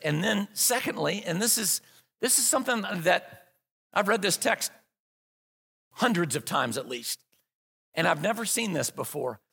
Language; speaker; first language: English; native; English